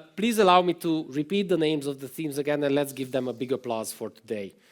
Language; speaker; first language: English; non-native, fluent; Romanian